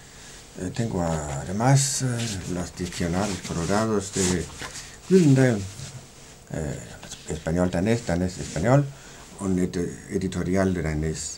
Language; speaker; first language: Spanish; non-native, fluent; Danish